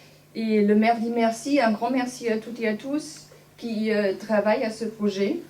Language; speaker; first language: French; non-native, fluent; German